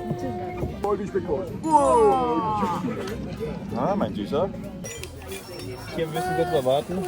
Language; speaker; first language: German; native; German